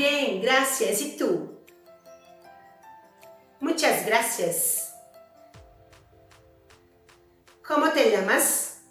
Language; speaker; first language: Spanish; non-native, learner; Portuguese